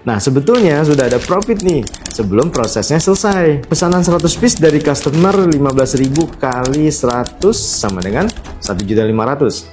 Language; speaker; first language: Indonesian; native; Indonesian